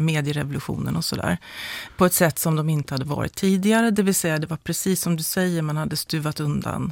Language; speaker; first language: Swedish; native; Swedish